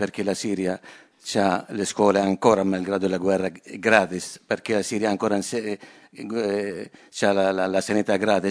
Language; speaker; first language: Italian; non-native, fluent; Arabic